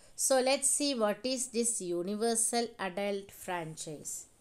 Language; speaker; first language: English; non-native, local second language; Malayalam